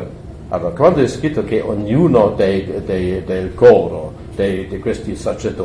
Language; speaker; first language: Italian; non-native, fluent; German